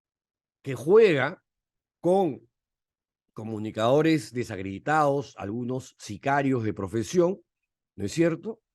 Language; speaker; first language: Spanish; native; Spanish